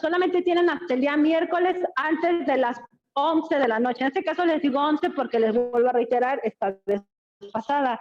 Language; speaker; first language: Spanish; native; Spanish